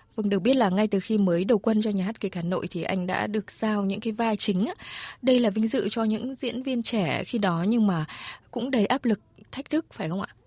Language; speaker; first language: Vietnamese; native; Vietnamese